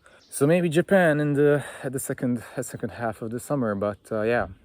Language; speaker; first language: English; non-native, fluent; Hungarian